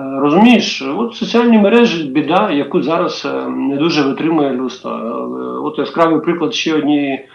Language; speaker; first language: Ukrainian; native; Ukrainian